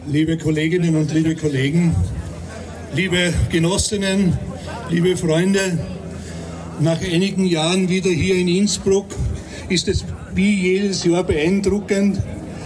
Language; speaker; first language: German; native; German